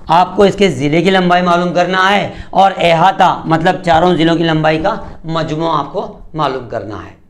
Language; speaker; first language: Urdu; native; Urdu